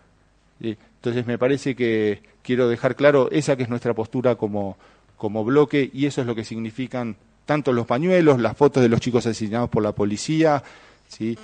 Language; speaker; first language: Spanish; native; Spanish